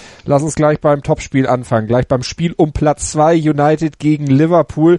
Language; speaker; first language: German; native; German